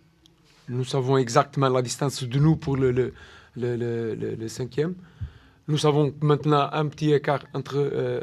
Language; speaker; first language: French; non-native, learner; Portuguese